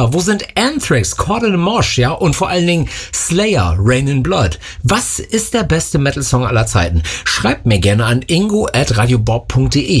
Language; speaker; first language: German; native; German